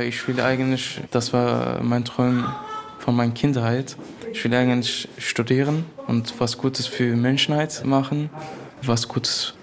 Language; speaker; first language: German; non-native, fluent; Kurdish